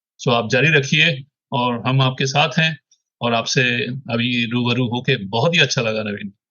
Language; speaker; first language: Hindi; non-native, local second language; Odia